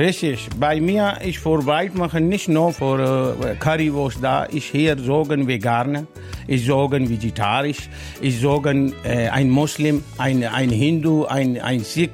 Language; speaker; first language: German; non-native, learner; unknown